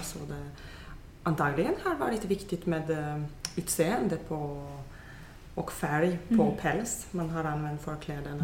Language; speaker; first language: Swedish; non-native, fluent; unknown